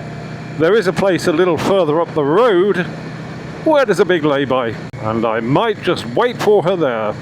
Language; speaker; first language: English; native; English